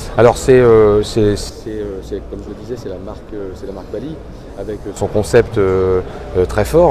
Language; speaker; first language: French; native; French